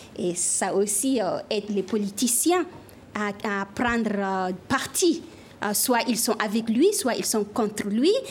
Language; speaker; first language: French; non-native, local second language; Fula